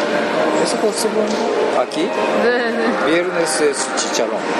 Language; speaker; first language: Spanish; non-native, learner; Japanese